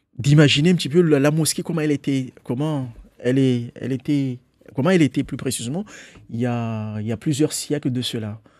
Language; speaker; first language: French; non-native, local second language; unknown